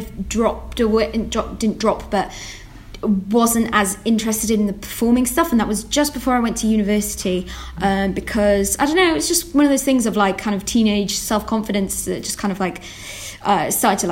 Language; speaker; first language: English; native; English